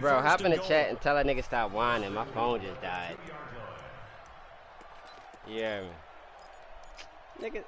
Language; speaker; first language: English; native; English